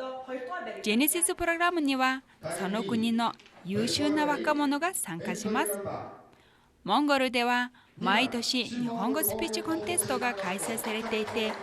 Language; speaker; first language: Japanese; non-native, fluent; Mongolian